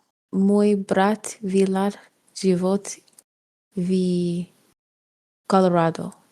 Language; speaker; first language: Russian; non-native, learner; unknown